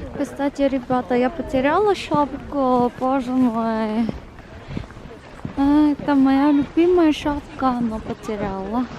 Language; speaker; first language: Russian; non-native, learner; Korean